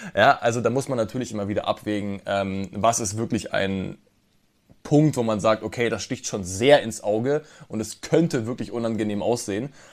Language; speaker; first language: German; native; German